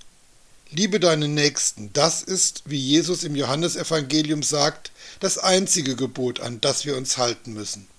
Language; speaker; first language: German; native; German